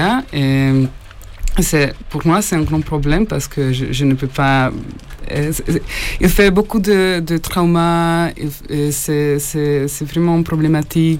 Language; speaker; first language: French; non-native, learner; Hungarian